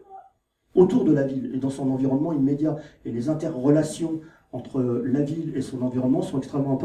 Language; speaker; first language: French; native; French